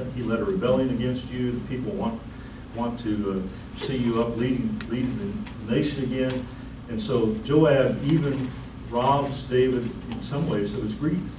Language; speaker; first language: English; native; English